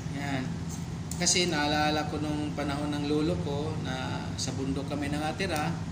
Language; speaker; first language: Filipino; non-native, local second language; Cebuano